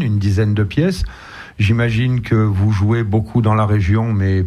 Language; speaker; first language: French; native; French